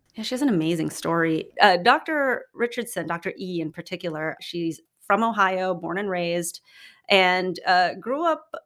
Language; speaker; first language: English; non-native, local second language; Filipino